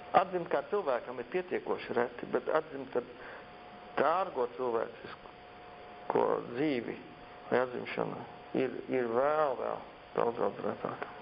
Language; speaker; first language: Latvian; early bilingual, heritage; Latvian